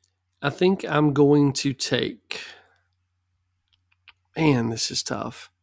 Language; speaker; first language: English; native; English